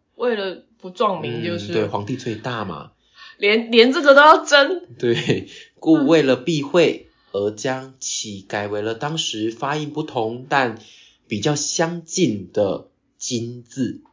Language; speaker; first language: Chinese; non-native, local second language; Min Nan Chinese